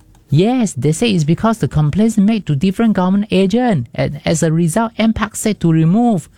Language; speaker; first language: English; non-native, local second language; Chinese